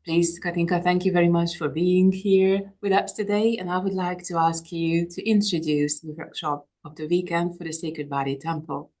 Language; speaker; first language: English; non-native, fluent; Hungarian